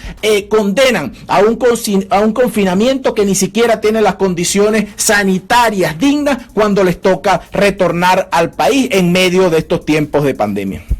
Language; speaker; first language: Spanish; native; Spanish